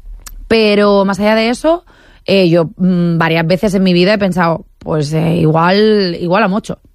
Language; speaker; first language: Spanish; native; Spanish